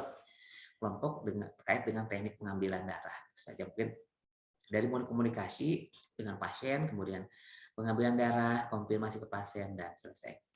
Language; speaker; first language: Indonesian; native; Indonesian